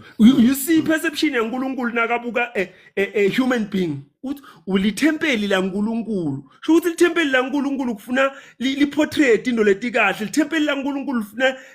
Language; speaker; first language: Zulu; non-native, local second language; Swati